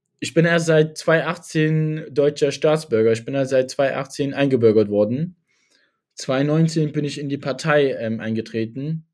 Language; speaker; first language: German; early bilingual, other home language; Kurdish